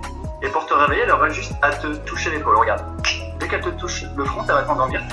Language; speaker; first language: French; native; French